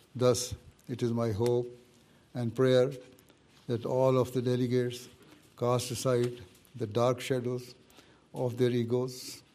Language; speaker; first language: English; non-native, local second language; Urdu